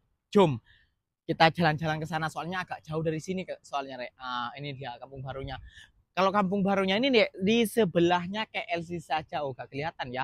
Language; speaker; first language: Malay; non-native, local second language; Javanese